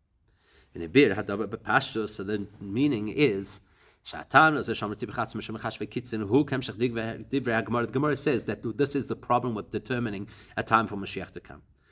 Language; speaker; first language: English; native; English